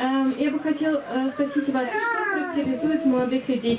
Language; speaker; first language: Russian; native; Russian